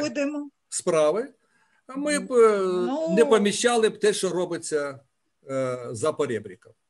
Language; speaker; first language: Ukrainian; native; Ukrainian